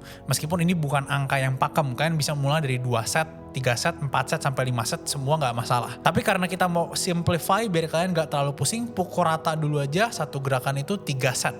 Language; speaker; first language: Indonesian; native; Indonesian